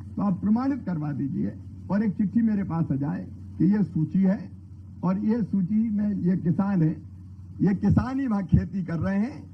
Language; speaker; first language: Hindi; native; Hindi